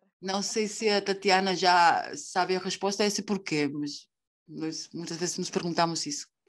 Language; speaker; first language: Portuguese; native; Portuguese